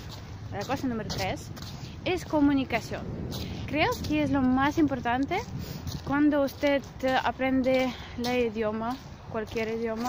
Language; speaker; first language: Spanish; non-native, fluent; Russian